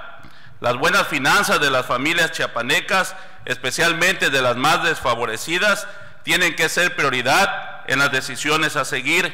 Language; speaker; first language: Spanish; native; Spanish